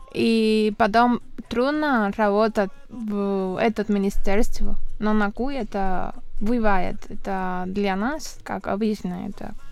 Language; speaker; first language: Russian; non-native, learner; Spanish